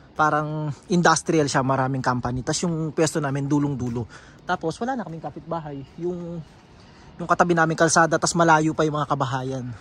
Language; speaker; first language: Filipino; native; Filipino